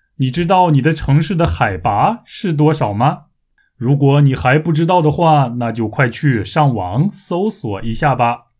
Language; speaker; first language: Chinese; native; Chinese